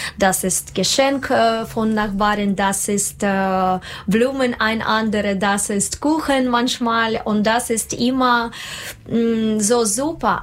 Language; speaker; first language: German; non-native, learner; Russian